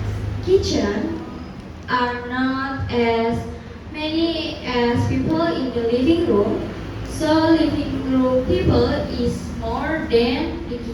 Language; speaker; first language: English; non-native, learner; Indonesian